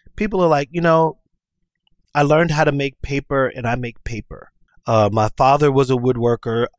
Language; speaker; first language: English; native; English